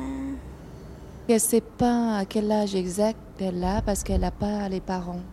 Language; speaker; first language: French; non-native, fluent; Thai